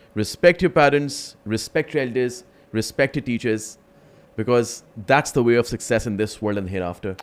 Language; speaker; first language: English; non-native, local second language; Urdu